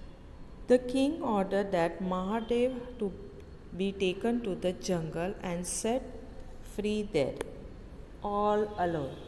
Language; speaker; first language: English; non-native, local second language; Hindi